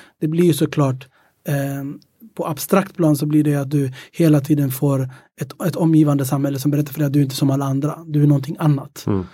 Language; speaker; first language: Swedish; early bilingual, other home language; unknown